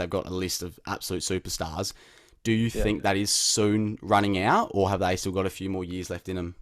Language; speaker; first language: English; native; English